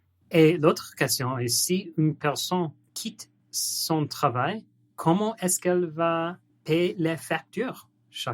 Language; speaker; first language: French; non-native, learner; English